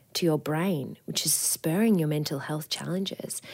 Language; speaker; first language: English; native; English